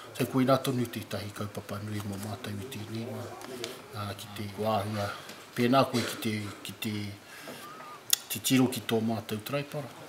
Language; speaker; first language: Māori; native; Māori